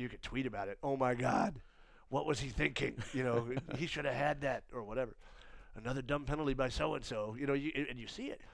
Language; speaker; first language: English; native; English